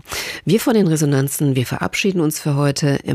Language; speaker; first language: German; native; German